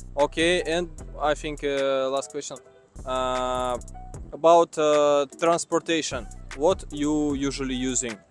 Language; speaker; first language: English; non-native, learner; Russian